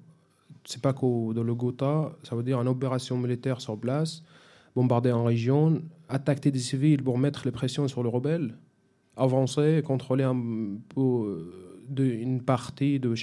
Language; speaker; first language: French; non-native, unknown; Arabic